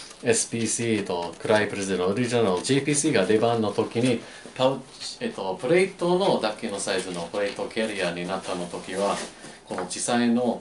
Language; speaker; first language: Japanese; non-native, learner; English